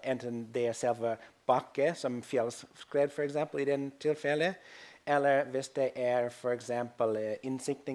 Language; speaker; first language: Norwegian; non-native, fluent; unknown